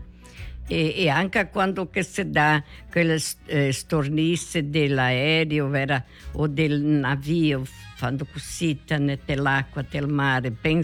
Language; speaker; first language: Italian; early bilingual, heritage; Portuguese